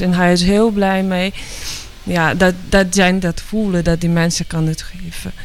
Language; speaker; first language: Dutch; non-native, learner; Ukrainian